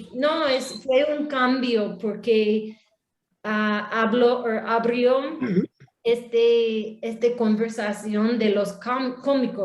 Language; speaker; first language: Spanish; non-native, learner; English